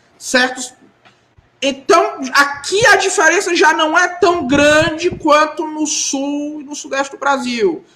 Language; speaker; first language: Portuguese; native; Portuguese